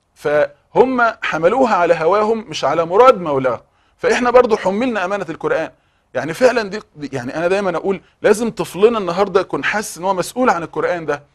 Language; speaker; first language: Arabic; native; Arabic